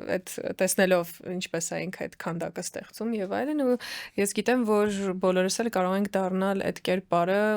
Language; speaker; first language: Armenian; early bilingual, heritage; Armenian